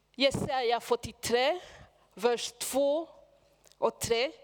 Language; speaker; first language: Swedish; non-native, fluent; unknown